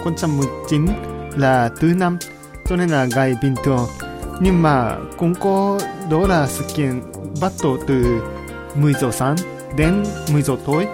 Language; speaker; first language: Vietnamese; non-native, learner; Japanese